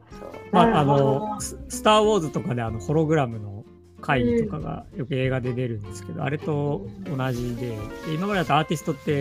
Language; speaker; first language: Japanese; native; Japanese